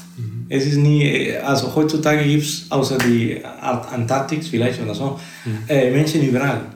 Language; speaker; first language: German; non-native, fluent; Spanish